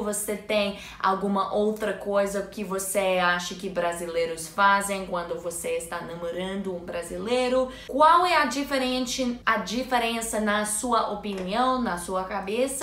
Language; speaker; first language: Portuguese; non-native, learner; English